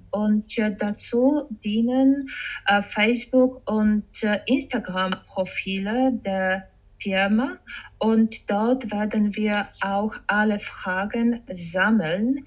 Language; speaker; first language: German; non-native, fluent; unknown